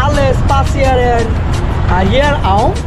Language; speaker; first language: German; non-native, learner; Bangla